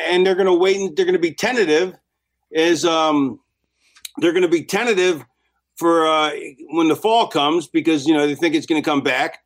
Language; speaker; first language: English; native; English